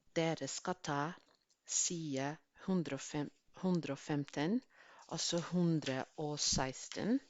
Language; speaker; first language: Norwegian; non-native, fluent; English